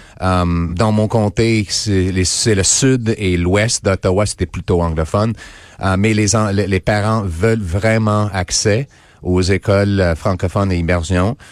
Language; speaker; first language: French; non-native, local second language; English